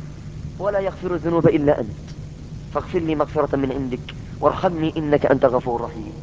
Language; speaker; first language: Arabic; native; Arabic